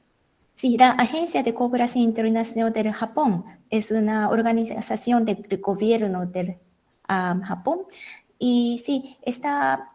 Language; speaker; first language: Spanish; non-native, fluent; Japanese